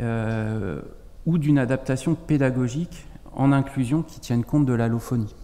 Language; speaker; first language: French; native; French